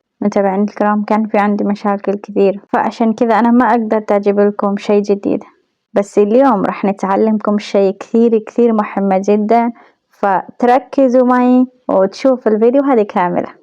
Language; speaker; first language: Arabic; non-native, fluent; Bangla